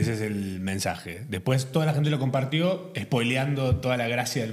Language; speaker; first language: Spanish; native; Spanish